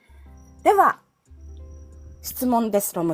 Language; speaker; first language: Japanese; non-native, fluent; Filipino